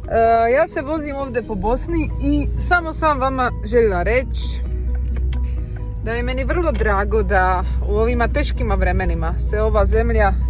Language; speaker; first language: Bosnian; non-native, fluent; Czech